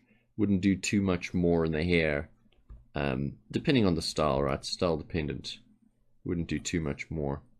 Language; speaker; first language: English; native; English